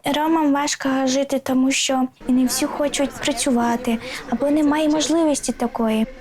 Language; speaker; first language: Ukrainian; non-native, local second language; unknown